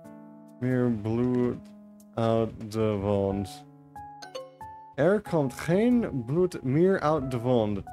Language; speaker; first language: Dutch; non-native, learner; English